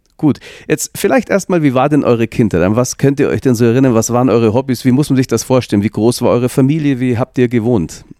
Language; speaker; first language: German; native; German